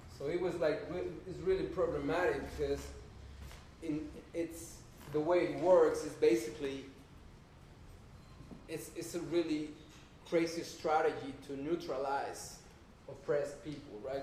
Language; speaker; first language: English; non-native, fluent; Spanish